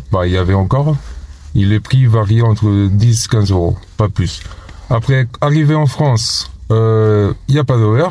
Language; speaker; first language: French; non-native, fluent; Portuguese